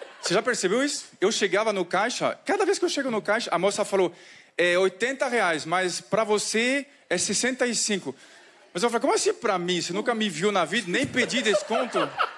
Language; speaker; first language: Portuguese; non-native, fluent; French